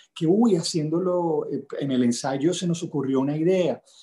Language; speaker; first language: Spanish; native; Spanish